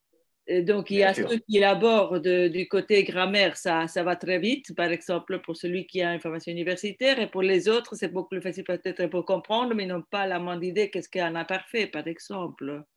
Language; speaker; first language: French; non-native, fluent; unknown